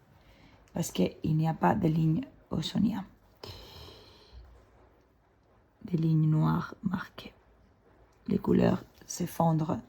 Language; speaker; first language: French; non-native, fluent; Spanish